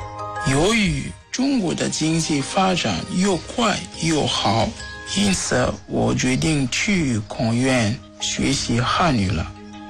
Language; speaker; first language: Chinese; non-native, fluent; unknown